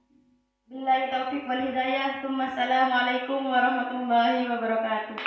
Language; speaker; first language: Arabic; non-native, learner; Indonesian